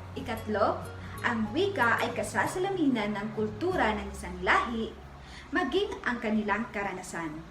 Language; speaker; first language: Filipino; non-native, local second language; Maranao